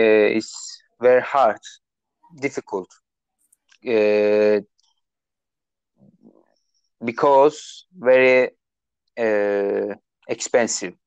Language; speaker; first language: English; non-native, learner; Turkish